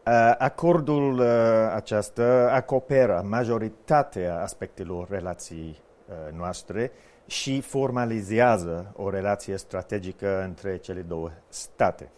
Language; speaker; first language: Romanian; non-native, fluent; English